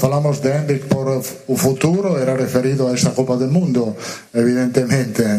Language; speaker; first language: Portuguese; non-native, learner; Spanish